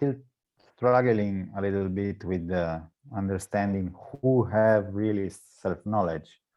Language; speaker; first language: English; non-native, learner; Italian